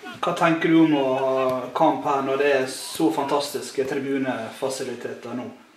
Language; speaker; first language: Norwegian; native; Norwegian